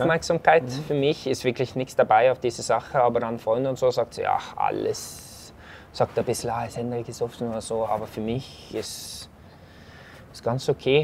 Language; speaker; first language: German; non-native, fluent; Norwegian